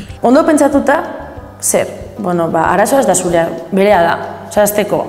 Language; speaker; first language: Basque; non-native, local second language; Spanish